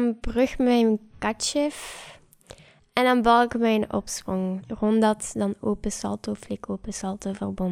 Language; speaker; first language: Dutch; native; Dutch